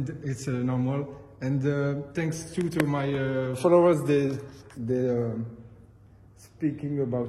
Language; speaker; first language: English; non-native, learner; French